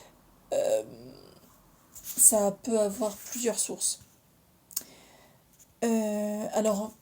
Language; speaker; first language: French; native; French